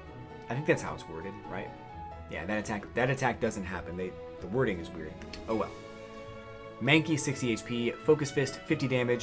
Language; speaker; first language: English; native; English